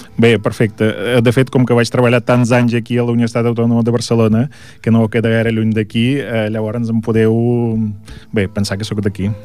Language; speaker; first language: Catalan; non-native, fluent; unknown